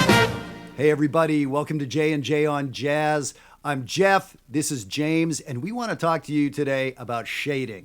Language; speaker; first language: English; native; English